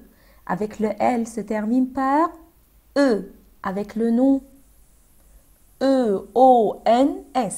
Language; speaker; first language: French; non-native, fluent; Arabic